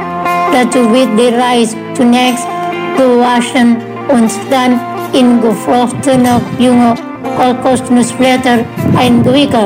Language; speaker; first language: German; non-native, learner; Indonesian